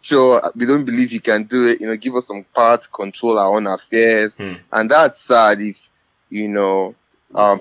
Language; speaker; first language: English; non-native, local second language; Yoruba